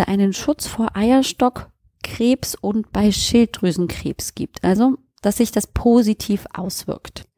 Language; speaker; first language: German; native; German